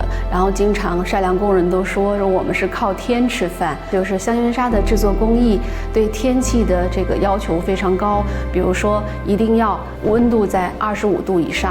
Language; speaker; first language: Chinese; native; Chinese